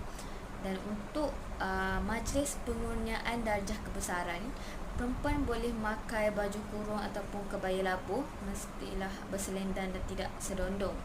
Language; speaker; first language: Malay; native; Malay